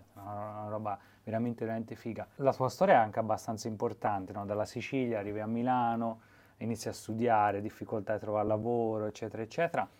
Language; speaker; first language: Italian; native; Italian